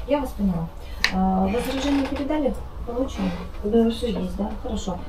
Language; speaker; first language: Russian; native; Russian